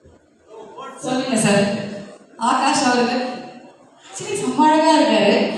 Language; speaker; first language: Tamil; native; Tamil